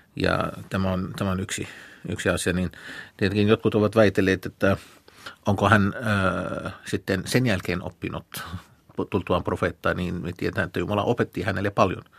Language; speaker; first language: Finnish; non-native, fluent; Arabic